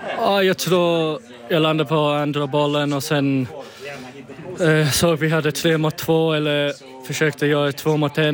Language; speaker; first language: Swedish; non-native, fluent; English